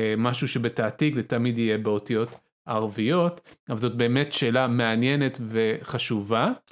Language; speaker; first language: Hebrew; non-native, local second language; Arabic